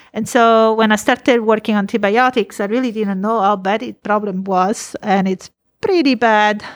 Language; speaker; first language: English; non-native, fluent; Italian